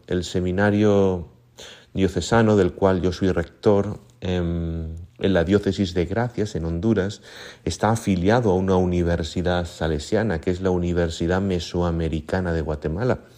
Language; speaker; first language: Spanish; native; Spanish